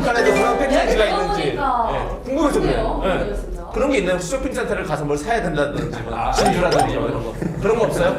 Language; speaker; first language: Korean; native; Korean